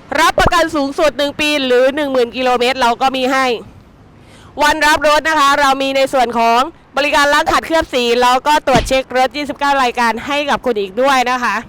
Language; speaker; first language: Thai; native; Thai